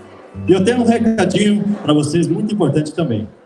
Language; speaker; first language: Portuguese; native; Portuguese